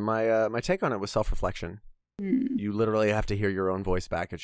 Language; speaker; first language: English; native; English